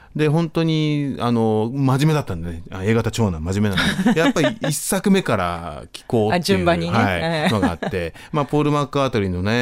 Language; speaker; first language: Japanese; native; Japanese